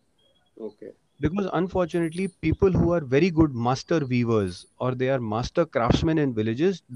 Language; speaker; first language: English; non-native, local second language; Punjabi